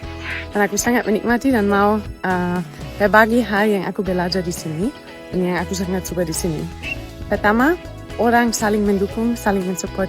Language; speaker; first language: Indonesian; non-native, fluent; German